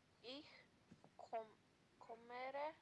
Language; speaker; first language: German; non-native, learner; Macedonian